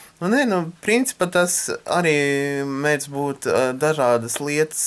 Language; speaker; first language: Latvian; non-native, local second language; Russian